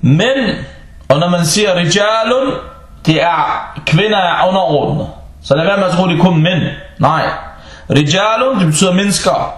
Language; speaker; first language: Danish; non-native, fluent; Arabic